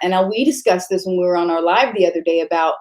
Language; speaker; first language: English; native; English